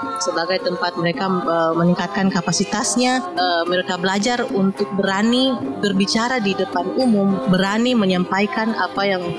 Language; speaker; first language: Indonesian; non-native, local second language; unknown